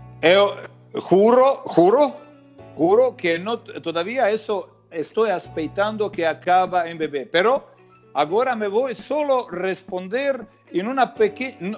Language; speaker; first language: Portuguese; non-native, learner; Croatian